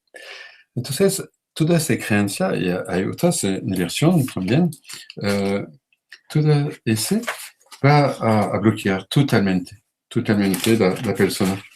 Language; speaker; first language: Spanish; non-native, learner; French